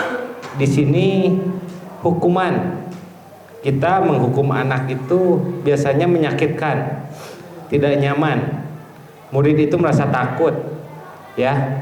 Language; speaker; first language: Indonesian; native; Indonesian